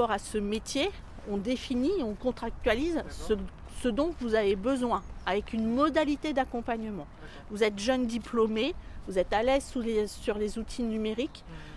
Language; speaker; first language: French; native; French